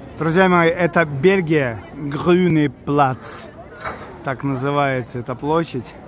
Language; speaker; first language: Russian; native; Russian